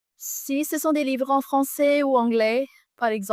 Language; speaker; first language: French; non-native, fluent; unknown